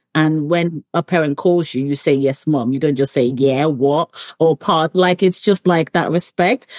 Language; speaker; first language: English; early bilingual, other home language; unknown